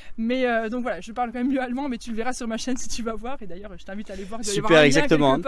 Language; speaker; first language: French; native; French